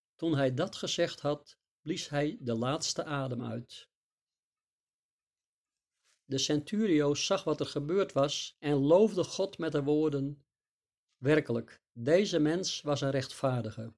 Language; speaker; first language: Dutch; native; Dutch